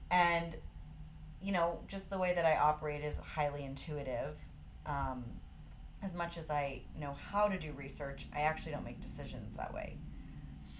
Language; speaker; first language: English; native; English